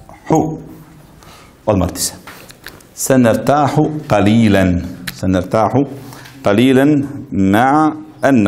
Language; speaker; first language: Arabic; non-native, fluent; Bosnian